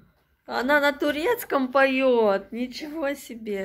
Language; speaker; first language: Russian; native; Russian